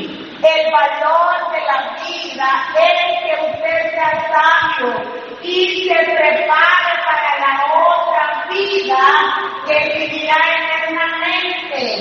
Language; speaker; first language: Spanish; native; Spanish